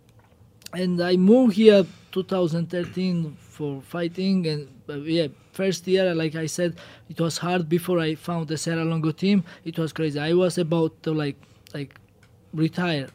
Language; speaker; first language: English; non-native, learner; Georgian